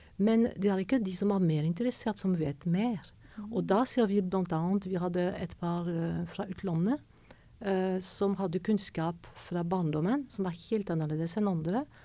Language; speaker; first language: Norwegian; non-native, fluent; French